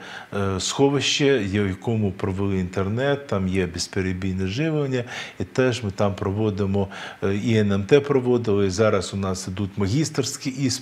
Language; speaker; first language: Ukrainian; native; Ukrainian